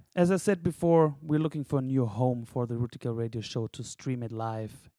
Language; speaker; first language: English; non-native, fluent; German